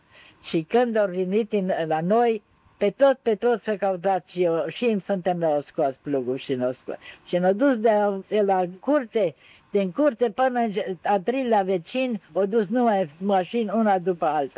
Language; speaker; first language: Romanian; non-native, local second language; German